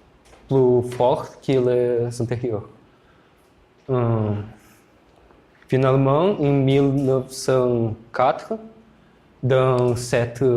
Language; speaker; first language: French; non-native, learner; Portuguese